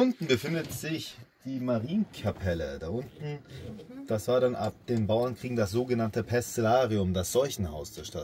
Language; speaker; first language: German; native; German